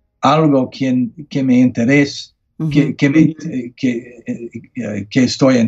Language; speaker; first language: Spanish; non-native, learner; English